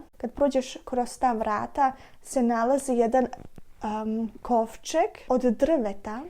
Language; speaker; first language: Bosnian; early bilingual, heritage; Serbian